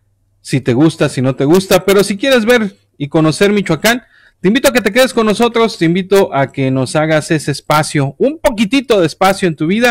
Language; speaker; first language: Spanish; native; Spanish